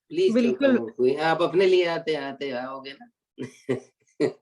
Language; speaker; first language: Hindi; native; Hindi